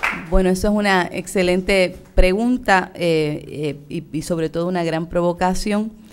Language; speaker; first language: Spanish; native; Spanish